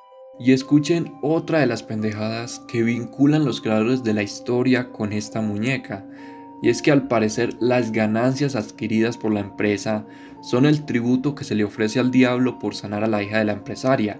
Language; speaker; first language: Spanish; native; Spanish